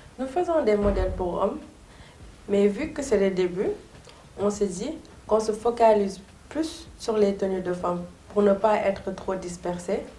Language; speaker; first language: French; non-native, local second language; Soninke